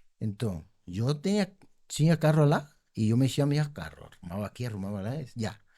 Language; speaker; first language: Portuguese; non-native, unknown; Spanish